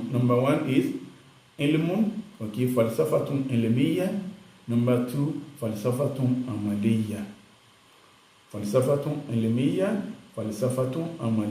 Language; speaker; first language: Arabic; non-native, fluent; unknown